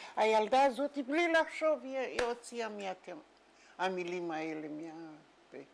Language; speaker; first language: Hebrew; non-native, fluent; Yiddish